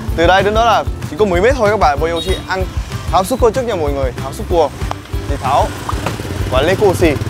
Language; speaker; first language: Vietnamese; non-native, fluent; Korean